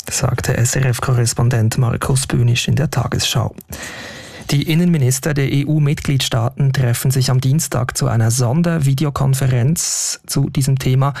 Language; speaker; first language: German; native; German